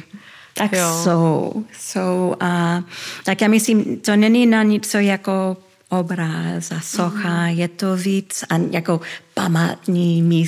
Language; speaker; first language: Czech; early bilingual, heritage; Czech